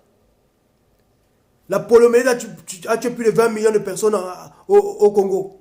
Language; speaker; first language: French; non-native, local second language; Basaa